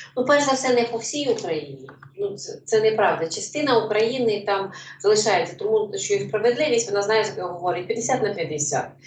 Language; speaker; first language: Ukrainian; native; Ukrainian